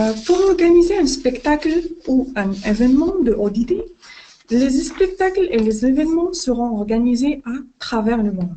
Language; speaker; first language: French; non-native, learner; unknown